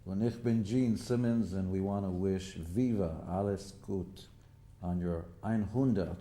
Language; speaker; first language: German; non-native, learner; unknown